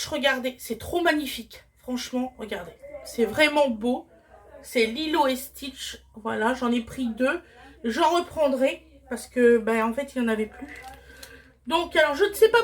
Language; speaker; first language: French; native; French